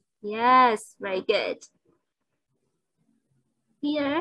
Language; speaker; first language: English; non-native, fluent; Vietnamese